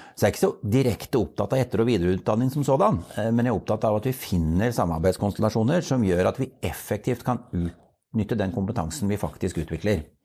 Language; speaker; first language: Norwegian; native; Norwegian